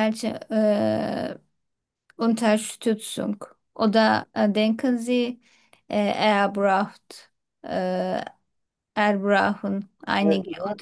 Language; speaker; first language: German; non-native, learner; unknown